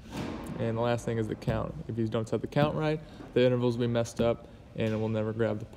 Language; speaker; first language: English; native; English